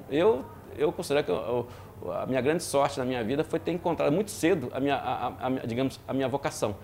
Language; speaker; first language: Portuguese; early bilingual, other home language; French